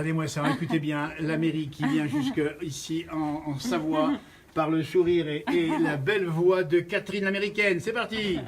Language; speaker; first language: French; native; French